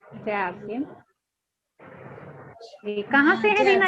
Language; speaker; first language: Hindi; native; Hindi